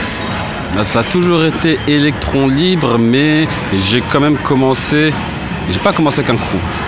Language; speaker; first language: French; native; French